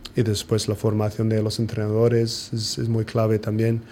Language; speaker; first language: Spanish; non-native, fluent; English